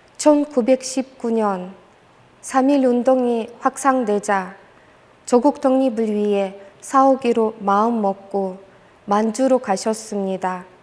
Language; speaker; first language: Korean; non-native, fluent; Russian